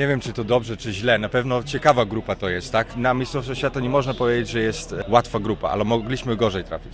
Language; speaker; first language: Polish; early bilingual, heritage; Polish